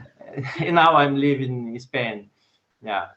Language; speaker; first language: English; non-native, learner; Portuguese